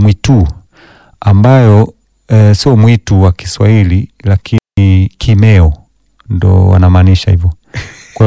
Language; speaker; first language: Swahili; early bilingual, other home language; Danish